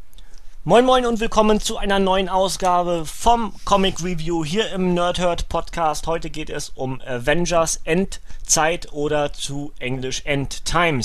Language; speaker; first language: German; native; German